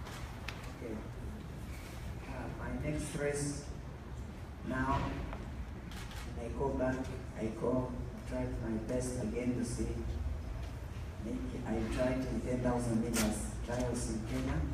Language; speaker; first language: English; non-native, learner; Kalenjin